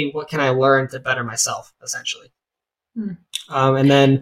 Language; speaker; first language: English; native; English